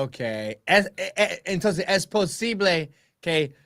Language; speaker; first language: Spanish; non-native, learner; English